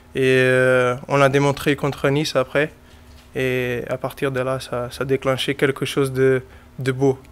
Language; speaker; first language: French; non-native, fluent; Portuguese